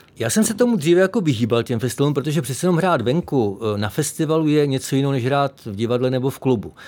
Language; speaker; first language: Czech; native; Czech